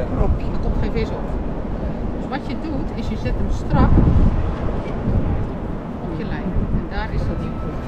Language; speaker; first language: Dutch; native; Dutch